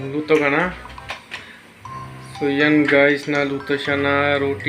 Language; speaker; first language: Filipino; non-native, learner; Punjabi